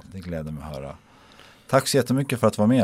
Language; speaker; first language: Swedish; native; Swedish